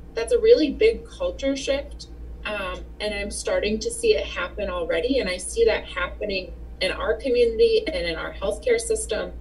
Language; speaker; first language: English; native; English